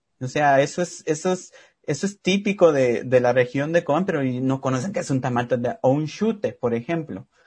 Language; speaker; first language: Spanish; native; Spanish